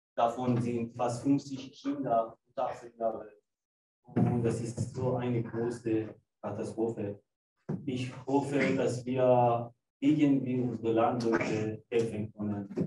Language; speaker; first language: German; non-native, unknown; Persian